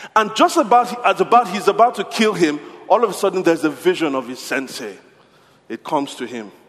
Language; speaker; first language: English; non-native, local second language; Yoruba